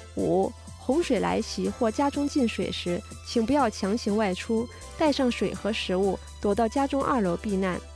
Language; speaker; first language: Chinese; native; Chinese